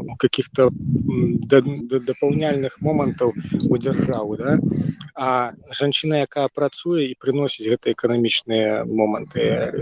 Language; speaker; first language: Belarusian; non-native, local second language; Russian